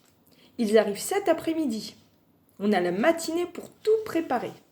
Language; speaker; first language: French; native; French